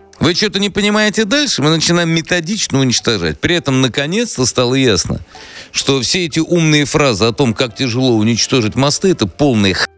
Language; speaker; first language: Russian; native; Russian